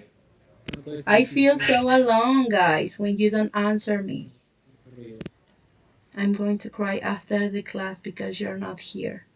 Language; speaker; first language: English; non-native, fluent; Spanish